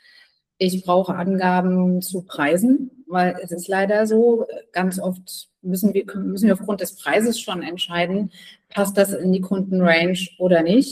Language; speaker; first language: German; native; German